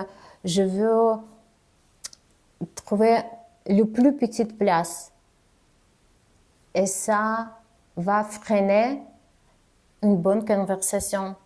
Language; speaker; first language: French; non-native, fluent; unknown